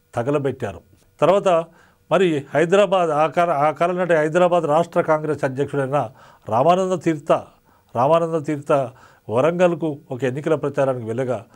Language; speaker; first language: Telugu; native; Telugu